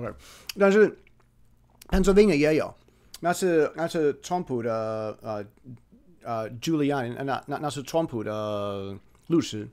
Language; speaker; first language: Chinese; non-native, fluent; English